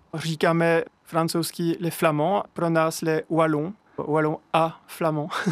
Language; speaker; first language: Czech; non-native, fluent; French